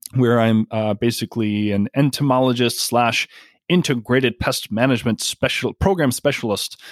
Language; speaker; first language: English; native; English